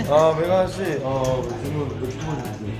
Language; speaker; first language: Korean; native; Korean